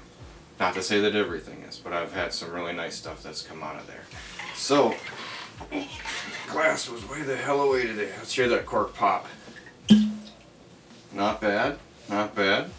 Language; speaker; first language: English; native; English